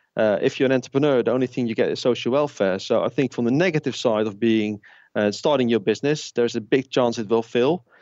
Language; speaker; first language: English; non-native, fluent; Dutch